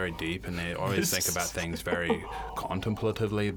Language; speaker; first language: English; native; English